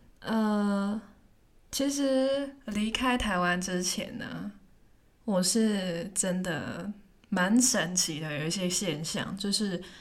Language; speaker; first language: Chinese; non-native, local second language; Cantonese